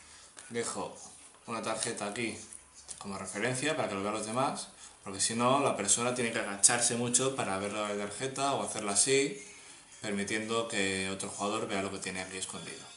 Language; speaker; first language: Spanish; native; Spanish